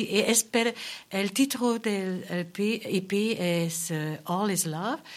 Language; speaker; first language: French; early bilingual, other home language; German